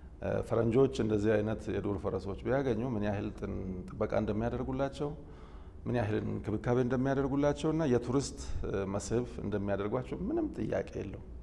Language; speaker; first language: Amharic; non-native, local second language; Oromo